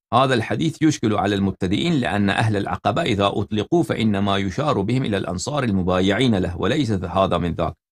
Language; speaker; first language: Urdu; non-native, fluent; Persian